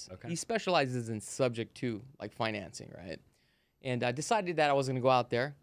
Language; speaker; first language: English; native; English